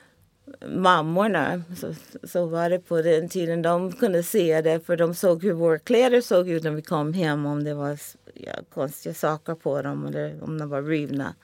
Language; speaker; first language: Swedish; non-native, fluent; English